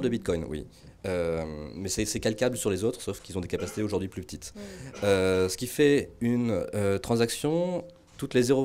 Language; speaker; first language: French; native; French